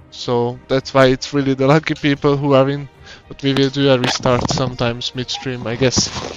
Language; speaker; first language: English; non-native, fluent; Hungarian